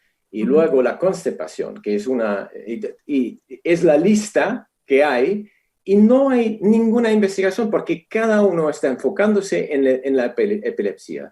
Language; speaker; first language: Spanish; non-native, fluent; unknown